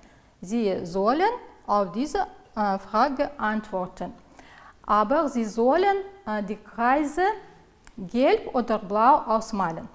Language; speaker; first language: German; non-native, fluent; Uzbek